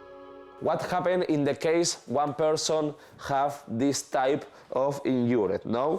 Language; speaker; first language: English; non-native, learner; Spanish